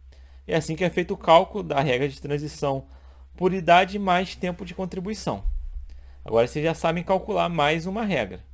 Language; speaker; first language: Portuguese; native; Portuguese